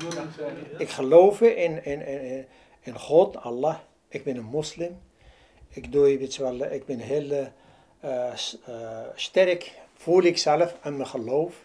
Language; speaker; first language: Dutch; non-native, learner; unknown